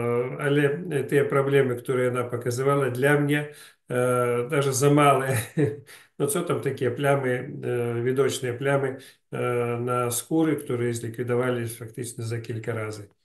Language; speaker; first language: Polish; non-native, learner; Ukrainian